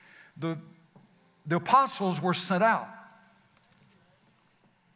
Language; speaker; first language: English; native; English